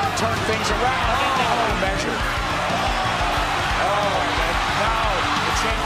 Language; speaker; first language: English; native; English